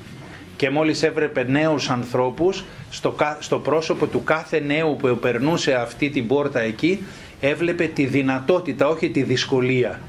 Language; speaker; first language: Greek; native; Greek